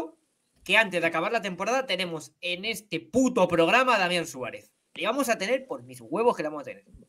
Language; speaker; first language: Spanish; native; Spanish